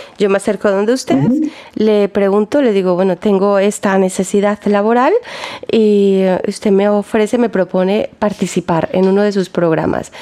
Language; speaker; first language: Spanish; native; Spanish